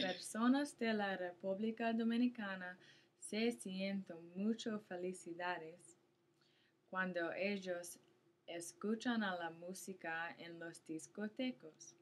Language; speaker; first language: Spanish; non-native, learner; English